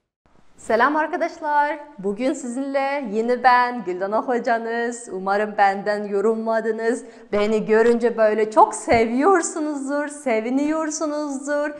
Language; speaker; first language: Turkish; non-native, fluent; Kazakh